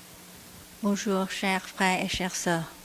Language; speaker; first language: French; non-native, learner; Vietnamese